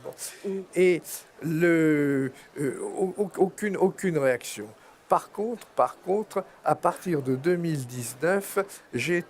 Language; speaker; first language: French; native; French